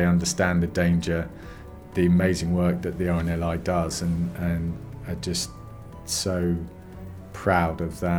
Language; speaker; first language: English; native; English